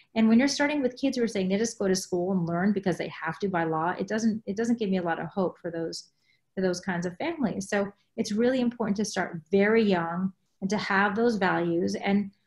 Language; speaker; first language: English; native; English